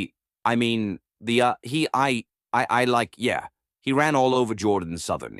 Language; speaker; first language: English; native; English